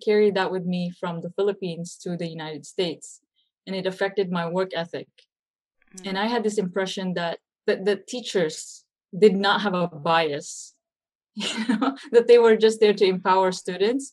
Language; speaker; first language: English; early bilingual, other home language; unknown